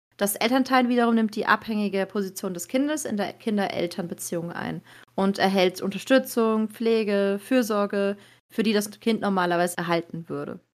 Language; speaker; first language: German; early bilingual, other home language; Persian